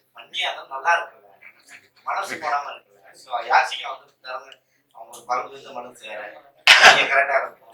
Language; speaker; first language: Tamil; native; Tamil